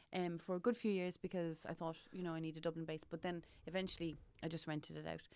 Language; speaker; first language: English; native; English